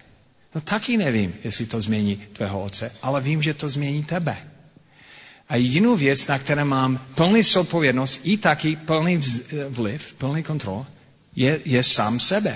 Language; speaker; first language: Czech; non-native, fluent; English